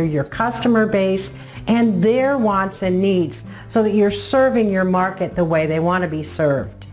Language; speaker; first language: English; native; English